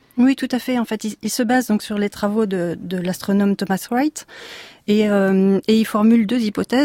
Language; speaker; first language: French; native; French